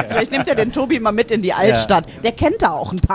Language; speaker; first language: German; native; German